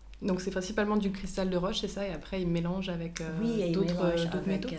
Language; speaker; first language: French; native; French